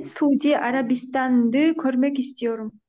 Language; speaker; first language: Turkish; non-native, learner; Kyrgyz